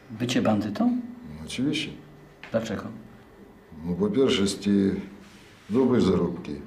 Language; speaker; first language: Polish; non-native, learner; Russian